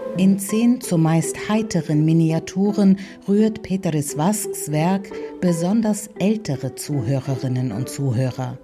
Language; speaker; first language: German; native; German